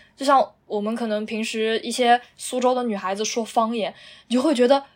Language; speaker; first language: Chinese; native; Chinese